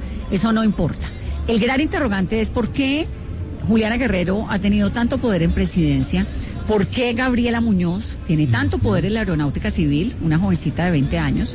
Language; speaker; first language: Spanish; native; Spanish